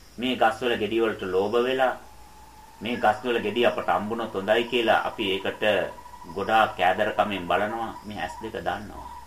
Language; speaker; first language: Sinhala; native; Sinhala